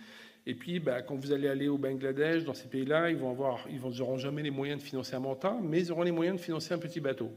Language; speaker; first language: French; native; French